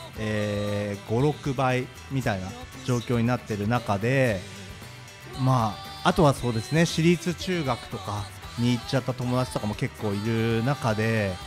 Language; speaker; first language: Japanese; native; Japanese